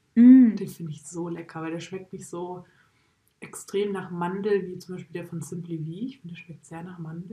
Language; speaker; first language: German; native; German